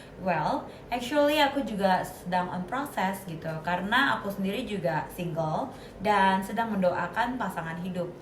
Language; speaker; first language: Indonesian; native; Indonesian